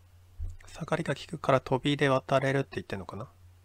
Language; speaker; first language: Japanese; native; Japanese